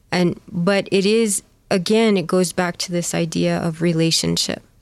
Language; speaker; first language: English; native; English